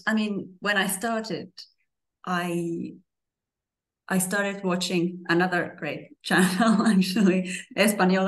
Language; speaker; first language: English; non-native, fluent; Finnish